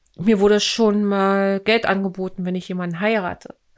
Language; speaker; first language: German; native; German